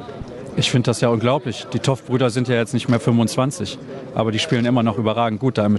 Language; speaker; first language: German; native; German